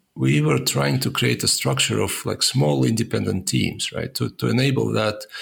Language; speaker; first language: English; non-native, fluent; Estonian